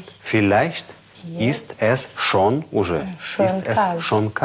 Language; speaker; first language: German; non-native, fluent; Russian